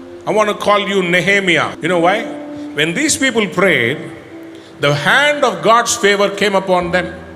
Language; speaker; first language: English; non-native, local second language; Tamil